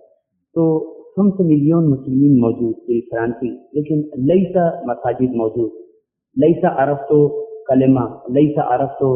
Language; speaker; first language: Arabic; non-native, learner; Urdu